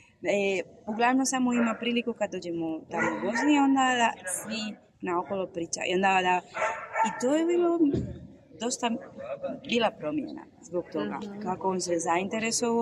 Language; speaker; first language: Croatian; non-native, learner; Spanish